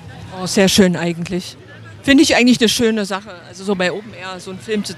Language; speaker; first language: German; native; German